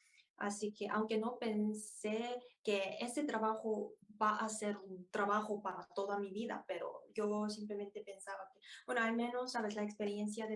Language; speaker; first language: Spanish; non-native, fluent; Korean